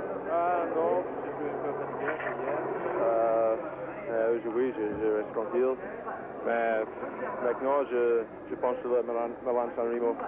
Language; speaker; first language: French; non-native, learner; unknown